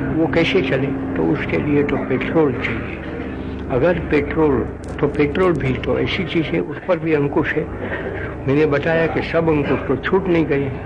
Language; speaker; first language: Hindi; non-native, local second language; Gujarati